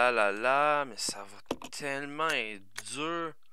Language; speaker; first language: French; native; French